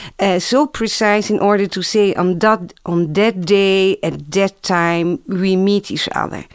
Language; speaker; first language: English; non-native, fluent; Dutch